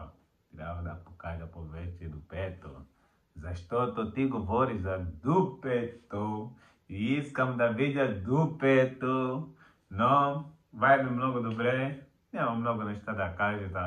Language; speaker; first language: Bulgarian; non-native, learner; Portuguese